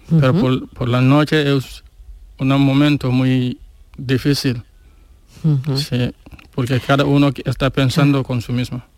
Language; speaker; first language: Spanish; non-native, learner; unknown